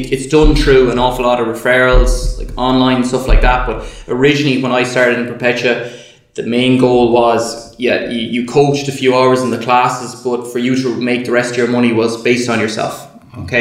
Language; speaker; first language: English; native; English